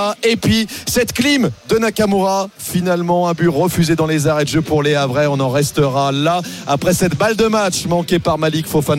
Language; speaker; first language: French; native; French